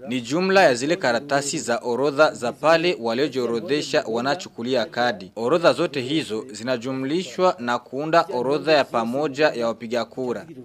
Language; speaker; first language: Swahili; non-native, local second language; Rundi